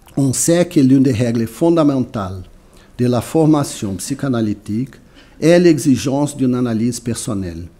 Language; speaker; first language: French; non-native, fluent; Portuguese